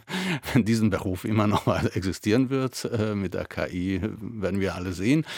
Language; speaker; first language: German; non-native, fluent; Italian